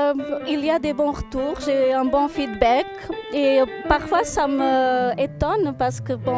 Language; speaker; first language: French; non-native, fluent; Portuguese